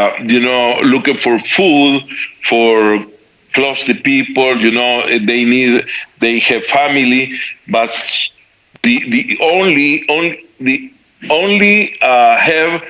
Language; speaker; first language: English; non-native, learner; Spanish